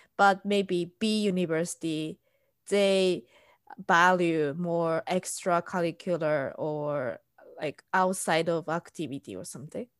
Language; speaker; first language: English; non-native, fluent; Japanese